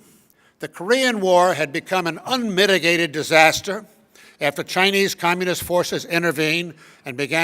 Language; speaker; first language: English; native; English